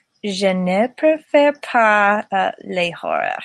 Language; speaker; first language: French; non-native, learner; English